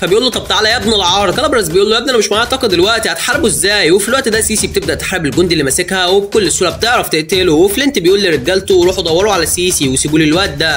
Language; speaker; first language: Arabic; native; Arabic